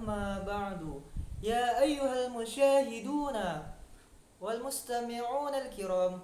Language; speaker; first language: Arabic; non-native, learner; Indonesian